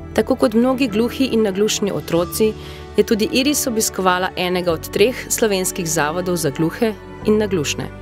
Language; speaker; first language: Slovenian; native; Slovenian